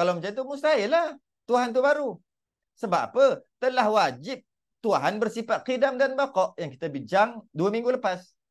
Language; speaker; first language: Malay; native; Malay